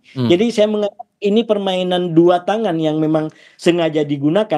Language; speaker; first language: Indonesian; native; Indonesian